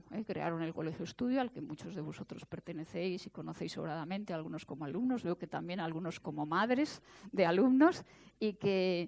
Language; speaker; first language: Spanish; native; Spanish